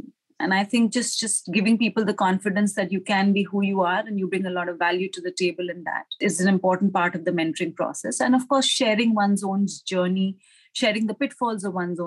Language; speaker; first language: English; non-native, local second language; Hindi